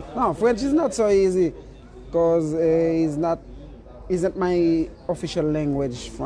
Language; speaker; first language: English; non-native, learner; Haitian Creole